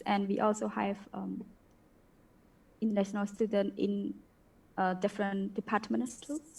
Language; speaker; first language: English; non-native, learner; Khmer